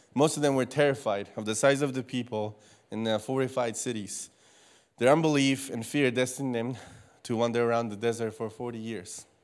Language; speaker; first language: English; non-native, fluent; Spanish